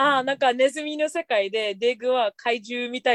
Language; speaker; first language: Japanese; non-native, fluent; English